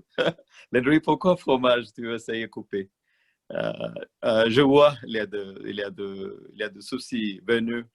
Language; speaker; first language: French; non-native, learner; Malayalam